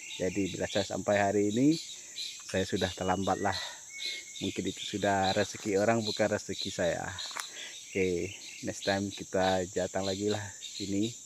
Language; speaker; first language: Malay; non-native, local second language; Iban